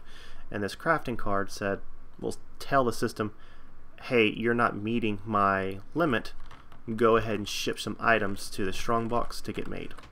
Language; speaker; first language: English; native; English